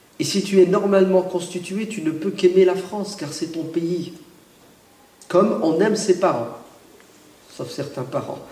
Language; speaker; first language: French; early bilingual, other home language; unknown